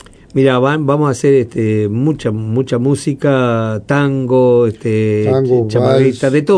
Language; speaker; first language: Spanish; native; Spanish